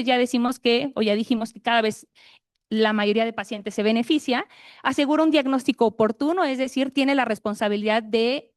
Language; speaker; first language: Spanish; native; Spanish